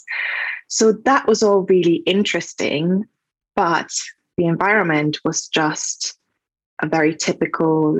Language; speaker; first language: English; non-native, fluent; German